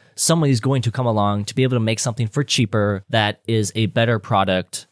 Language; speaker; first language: English; native; English